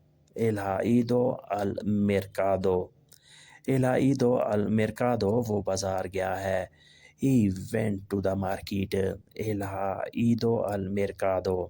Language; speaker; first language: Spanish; non-native, learner; Urdu